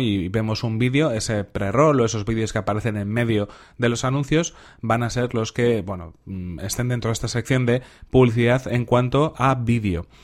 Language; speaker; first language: Spanish; native; Spanish